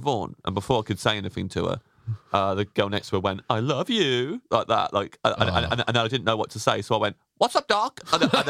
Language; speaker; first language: English; native; English